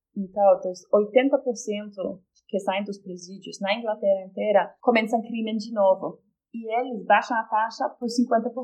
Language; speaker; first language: Portuguese; non-native, fluent; Polish